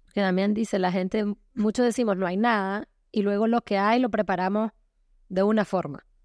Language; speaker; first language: Spanish; native; Spanish